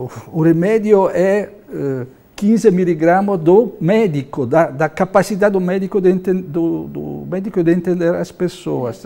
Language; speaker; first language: Portuguese; non-native, fluent; Italian